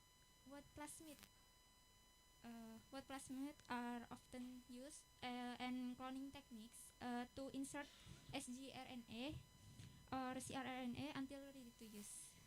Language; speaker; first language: English; non-native, fluent; Indonesian